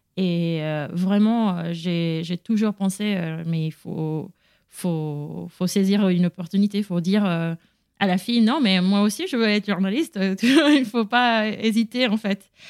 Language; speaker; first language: French; non-native, fluent; Spanish